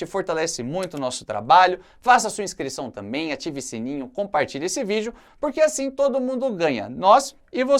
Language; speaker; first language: Portuguese; native; Portuguese